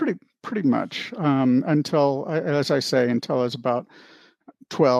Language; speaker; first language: English; native; English